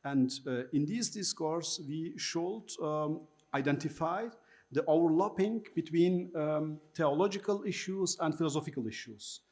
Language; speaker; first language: English; non-native, fluent; Turkish